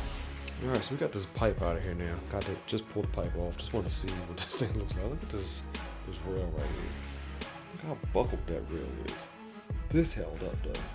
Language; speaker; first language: English; native; English